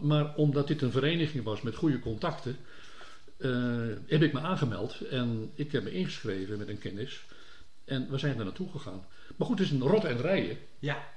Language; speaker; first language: Dutch; native; Dutch